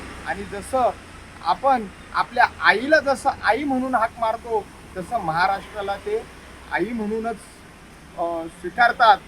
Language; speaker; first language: Marathi; native; Marathi